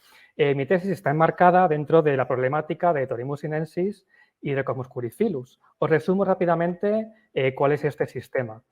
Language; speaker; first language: Spanish; native; Spanish